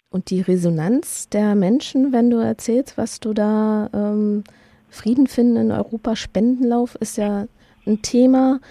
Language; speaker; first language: German; native; German